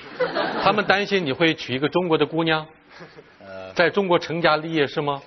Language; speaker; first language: Chinese; native; Chinese